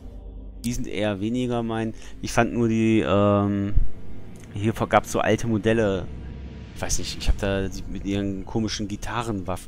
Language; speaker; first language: German; native; German